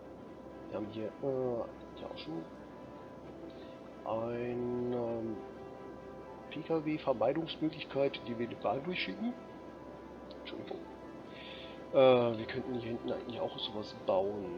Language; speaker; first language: German; native; German